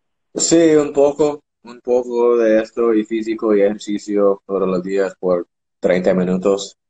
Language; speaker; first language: Spanish; non-native, learner; English